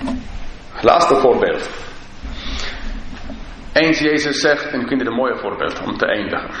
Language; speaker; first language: Dutch; non-native, fluent; English